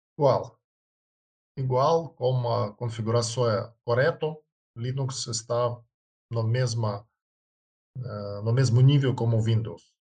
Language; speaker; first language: Portuguese; non-native, learner; Russian